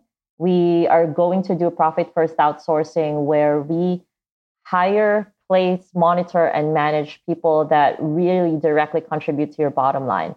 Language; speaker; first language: English; non-native, local second language; Cebuano